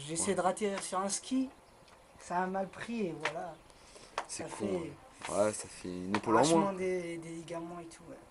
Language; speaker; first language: French; native; French